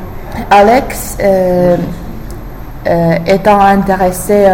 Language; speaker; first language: French; non-native, learner; English